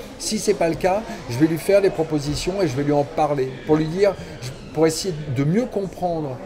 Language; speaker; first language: French; native; French